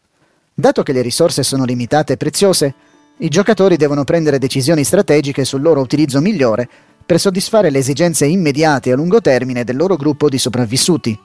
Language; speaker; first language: Italian; native; Italian